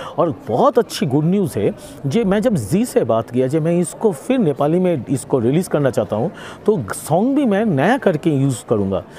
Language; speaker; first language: Hindi; non-native, local second language; Bangla